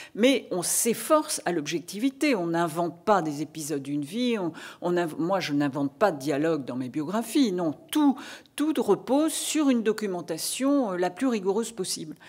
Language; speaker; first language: French; native; French